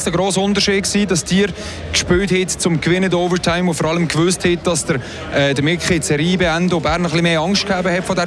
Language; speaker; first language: German; native; German